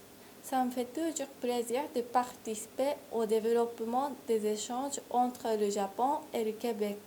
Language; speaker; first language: French; non-native, fluent; Japanese